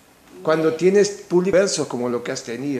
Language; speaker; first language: Spanish; native; Spanish